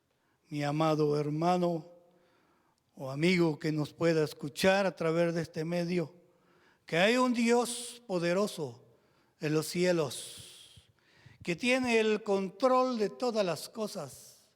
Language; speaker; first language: Spanish; native; Spanish